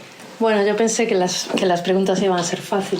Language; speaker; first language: Spanish; native; Spanish